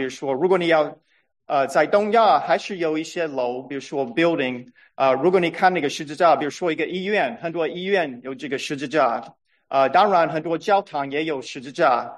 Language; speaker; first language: Chinese; non-native, fluent; English